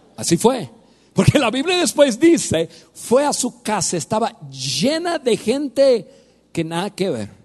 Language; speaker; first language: Spanish; non-native, fluent; English